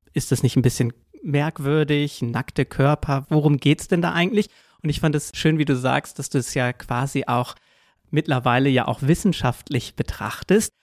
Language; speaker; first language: German; native; German